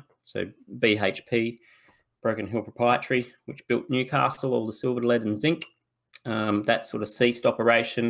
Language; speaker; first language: English; native; English